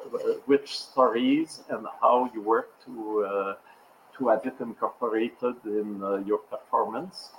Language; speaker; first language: English; non-native, local second language; French